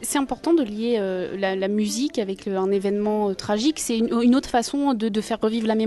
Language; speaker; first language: French; native; French